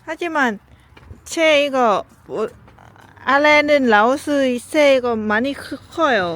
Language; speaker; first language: Korean; non-native, learner; Lao